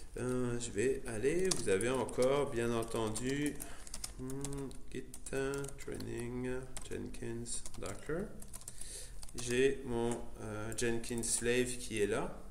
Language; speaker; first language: French; native; French